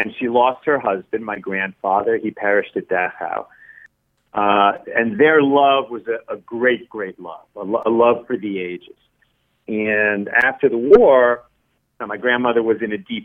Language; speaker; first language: English; early bilingual, other home language; Spanish